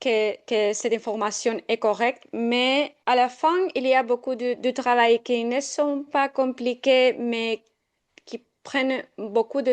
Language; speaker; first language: French; non-native, fluent; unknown